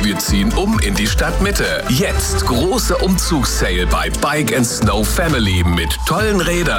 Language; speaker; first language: German; native; German